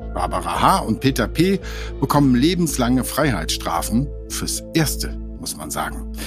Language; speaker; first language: German; native; German